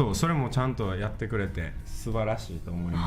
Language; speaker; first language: Japanese; native; Japanese